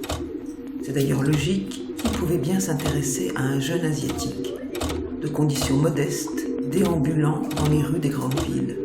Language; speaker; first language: French; native; French